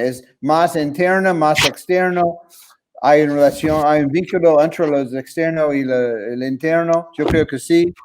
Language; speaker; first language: Spanish; non-native, fluent; English